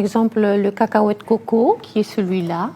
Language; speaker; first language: French; non-native, fluent; Greek